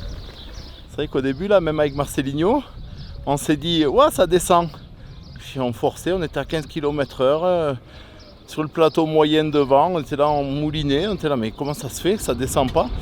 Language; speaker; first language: French; native; French